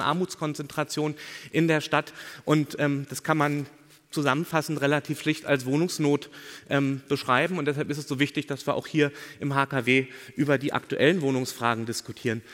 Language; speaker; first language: German; native; German